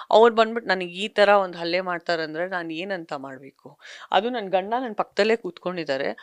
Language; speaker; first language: Kannada; non-native, local second language; Sindhi